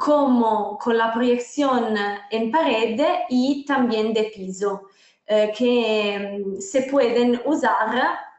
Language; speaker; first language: Spanish; non-native, fluent; Italian